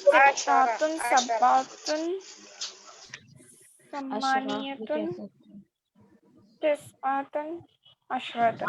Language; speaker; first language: Arabic; non-native, learner; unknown